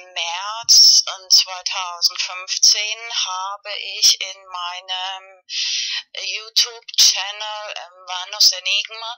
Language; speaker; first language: German; non-native, fluent; Spanish